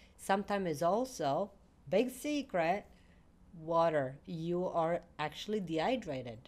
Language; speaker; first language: English; non-native, fluent; Italian